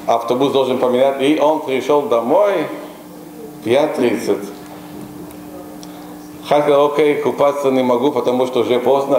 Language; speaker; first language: Russian; non-native, local second language; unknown